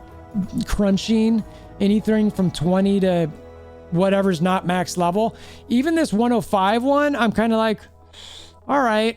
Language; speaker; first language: English; native; English